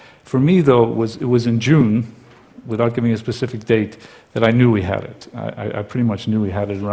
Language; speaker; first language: English; native; English